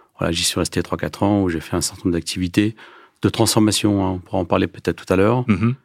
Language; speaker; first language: French; early bilingual, other home language; Turkish